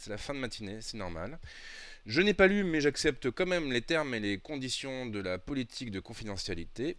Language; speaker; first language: French; native; French